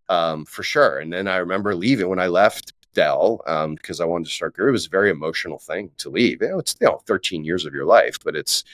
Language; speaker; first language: English; native; English